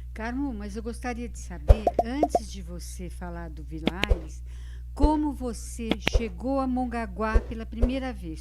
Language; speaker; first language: Portuguese; native; Portuguese